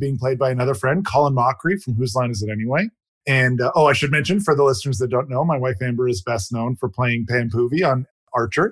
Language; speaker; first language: English; native; English